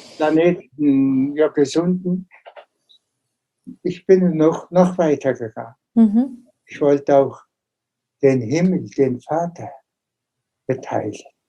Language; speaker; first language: German; non-native, fluent; Tuvinian